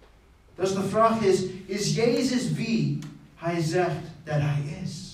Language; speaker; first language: Dutch; non-native, fluent; English